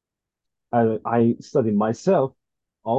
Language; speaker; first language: English; non-native, learner; Japanese